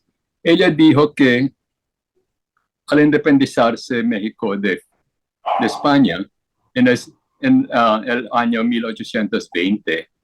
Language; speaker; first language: Spanish; non-native, fluent; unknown